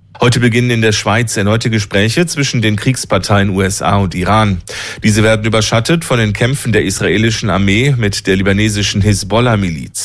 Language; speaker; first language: German; native; German